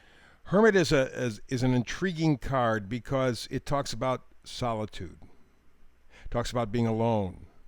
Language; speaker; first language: English; native; English